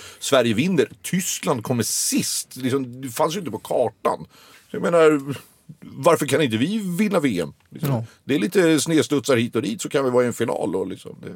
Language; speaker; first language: Swedish; native; Swedish